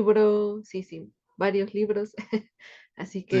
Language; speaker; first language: Spanish; native; Spanish